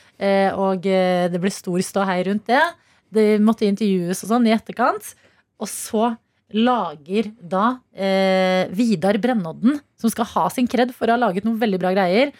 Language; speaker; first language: Norwegian; native; Norwegian